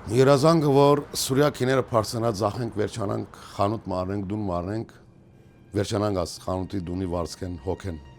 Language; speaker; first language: Armenian; early bilingual, heritage; Armenian